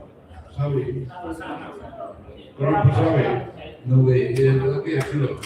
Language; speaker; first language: Indonesian; non-native, fluent; German